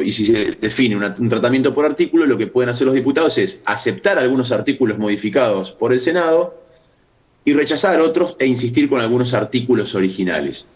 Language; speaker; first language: Spanish; native; Spanish